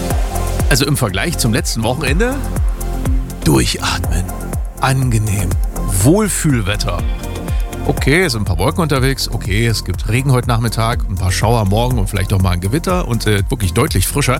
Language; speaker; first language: German; native; German